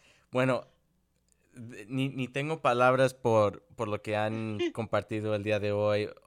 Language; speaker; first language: Spanish; early bilingual, other home language; English